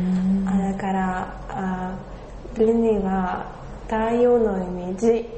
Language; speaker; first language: Japanese; non-native, learner; Russian